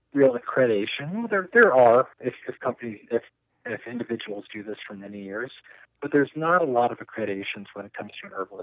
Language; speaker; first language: English; native; English